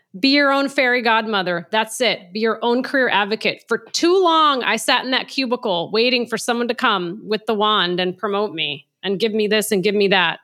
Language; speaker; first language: English; native; English